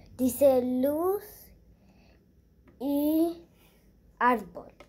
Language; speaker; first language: Spanish; early bilingual, heritage; Spanish